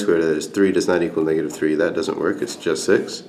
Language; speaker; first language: English; native; English